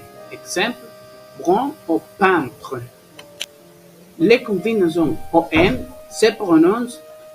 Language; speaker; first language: French; non-native, learner; Spanish